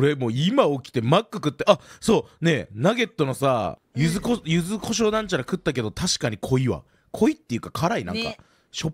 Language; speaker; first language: Japanese; native; Japanese